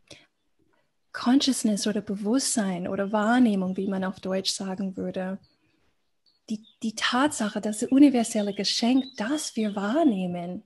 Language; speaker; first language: German; non-native, fluent; English